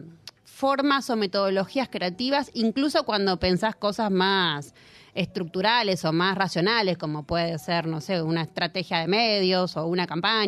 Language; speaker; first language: Spanish; native; Spanish